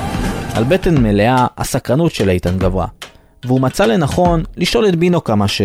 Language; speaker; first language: Hebrew; native; Hebrew